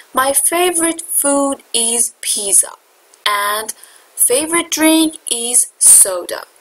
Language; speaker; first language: English; non-native, fluent; Persian